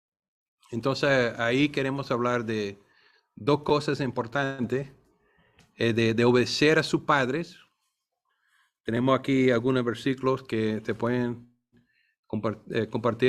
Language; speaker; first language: Spanish; non-native, fluent; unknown